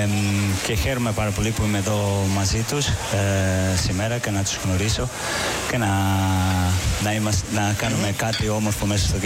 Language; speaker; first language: Greek; non-native, fluent; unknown